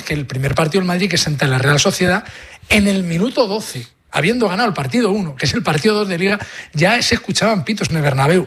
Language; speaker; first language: Spanish; native; Spanish